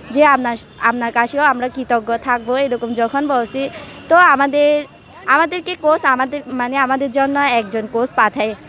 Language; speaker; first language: Bangla; non-native, local second language; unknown